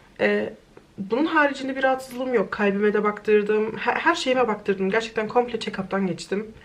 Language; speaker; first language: Turkish; early bilingual, heritage; Turkish